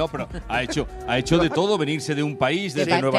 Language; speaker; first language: Spanish; native; Spanish